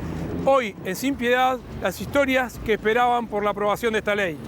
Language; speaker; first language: Spanish; native; Spanish